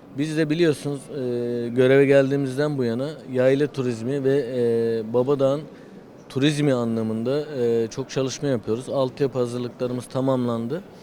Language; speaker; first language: Turkish; native; Turkish